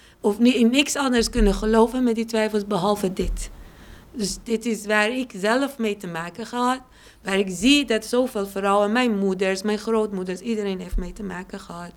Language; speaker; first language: Dutch; non-native, fluent; Persian